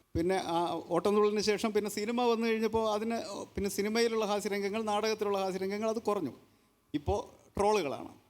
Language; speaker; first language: Malayalam; native; Malayalam